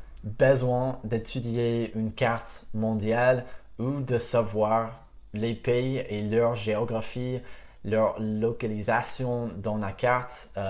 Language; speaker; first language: French; non-native, fluent; English